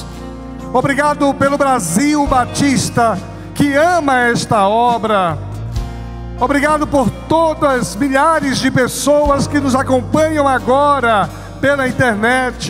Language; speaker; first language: Portuguese; native; Portuguese